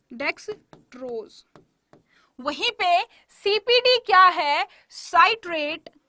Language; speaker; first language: Hindi; native; Hindi